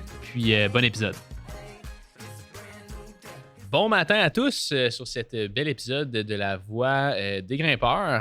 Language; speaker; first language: French; native; French